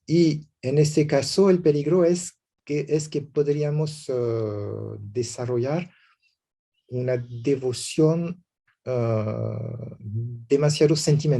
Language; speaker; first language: Spanish; non-native, learner; French